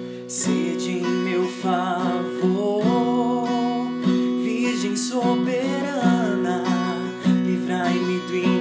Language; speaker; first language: Portuguese; native; Portuguese